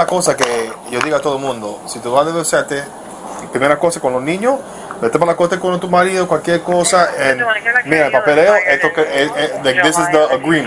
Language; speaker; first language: Spanish; early bilingual, heritage; Spanish